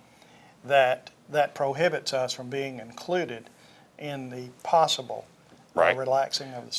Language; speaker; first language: English; native; English